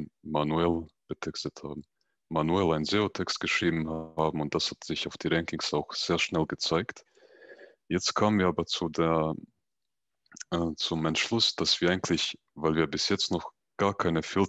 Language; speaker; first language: German; native; German